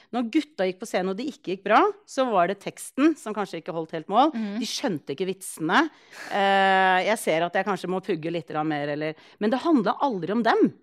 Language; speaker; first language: Norwegian; early bilingual, other home language; Icelandic